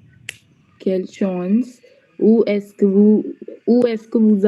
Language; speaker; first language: French; non-native, learner; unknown